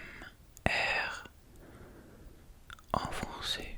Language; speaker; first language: French; non-native, fluent; English